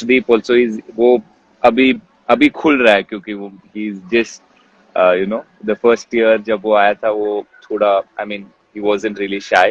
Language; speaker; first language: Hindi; non-native, local second language; Kannada